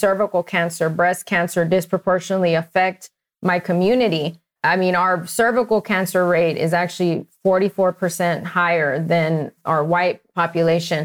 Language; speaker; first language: English; native; English